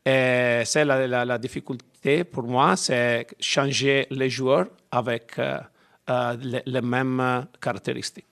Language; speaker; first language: French; non-native, learner; Italian